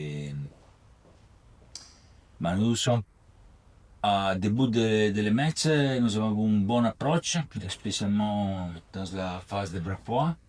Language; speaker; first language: French; non-native, learner; Italian